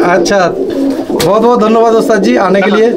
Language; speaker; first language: Hindi; non-native, local second language; Bangla